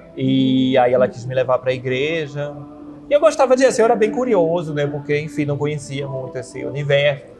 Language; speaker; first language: Portuguese; native; Portuguese